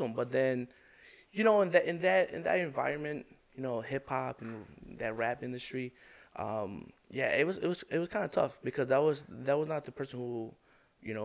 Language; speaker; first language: English; native; English